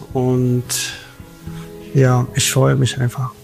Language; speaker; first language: German; non-native, fluent; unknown